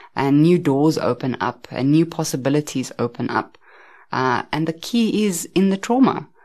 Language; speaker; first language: English; native; English